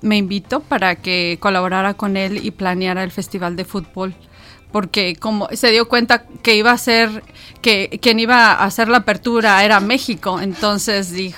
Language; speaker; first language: Spanish; native; Spanish